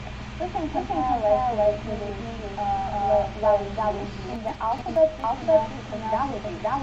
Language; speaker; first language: English; non-native, learner; Ukrainian